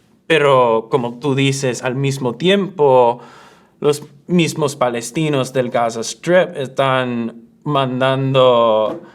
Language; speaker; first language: Spanish; early bilingual, other home language; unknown